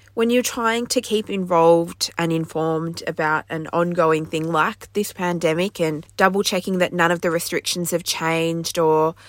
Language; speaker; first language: English; native; English